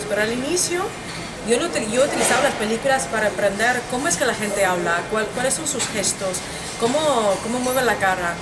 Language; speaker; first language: Spanish; non-native, fluent; English